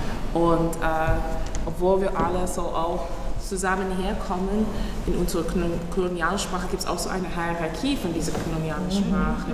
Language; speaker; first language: German; non-native, fluent; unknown